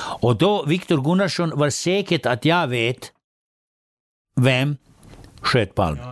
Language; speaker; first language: Swedish; non-native, fluent; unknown